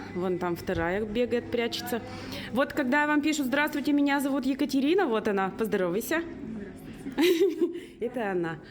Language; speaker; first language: Russian; native; Russian